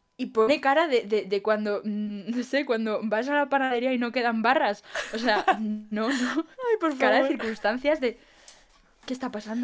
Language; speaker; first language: Spanish; native; Spanish